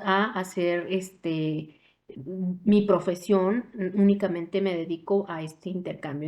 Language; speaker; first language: Spanish; native; Spanish